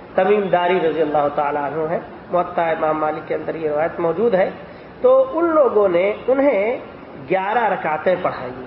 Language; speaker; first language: Urdu; native; Urdu